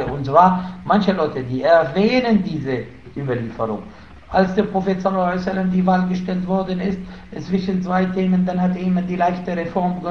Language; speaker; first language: German; non-native, fluent; Arabic